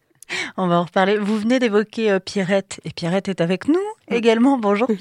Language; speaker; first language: French; native; French